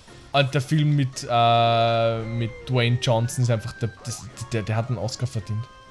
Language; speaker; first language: German; native; German